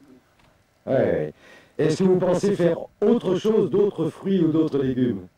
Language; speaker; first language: French; native; French